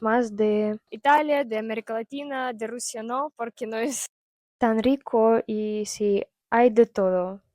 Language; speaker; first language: Spanish; non-native, fluent; Russian